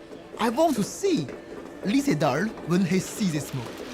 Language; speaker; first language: English; non-native, learner; Chinese